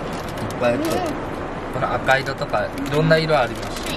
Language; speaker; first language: Japanese; early bilingual, other home language; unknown